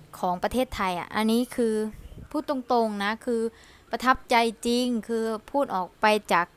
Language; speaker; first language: Thai; early bilingual, other home language; Lao